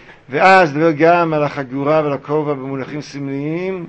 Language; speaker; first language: Hebrew; native; Hebrew